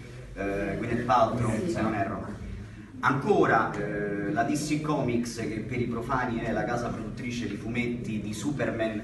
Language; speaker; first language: Italian; native; Italian